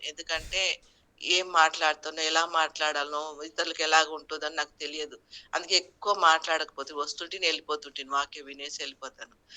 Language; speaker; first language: Telugu; non-native, local second language; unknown